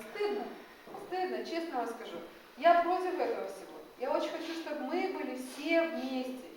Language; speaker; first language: Russian; non-native, local second language; Gagauz